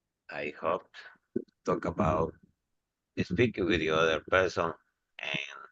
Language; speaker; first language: English; non-native, learner; Spanish